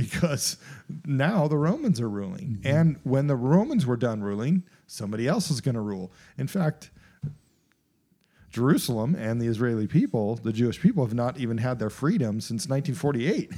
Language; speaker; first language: English; native; English